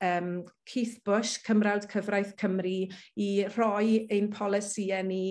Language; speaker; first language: Welsh; native; Welsh